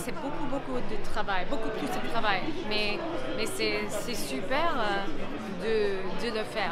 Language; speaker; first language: French; non-native, fluent; English